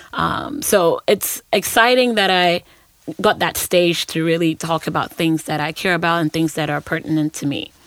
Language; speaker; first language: English; non-native, local second language; Akan